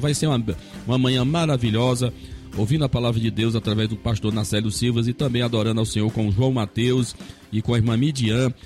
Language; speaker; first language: Portuguese; native; Portuguese